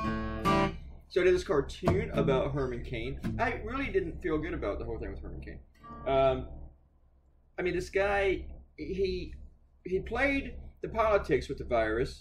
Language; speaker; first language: English; native; English